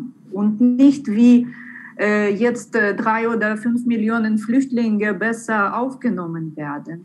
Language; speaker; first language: German; non-native, fluent; Ukrainian